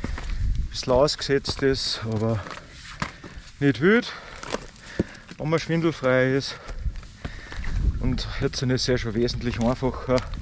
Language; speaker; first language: German; native; German